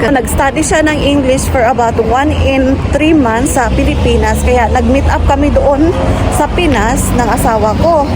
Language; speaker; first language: Filipino; non-native, local second language; Cebuano